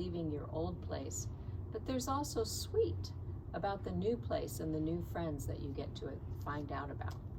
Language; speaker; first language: English; native; English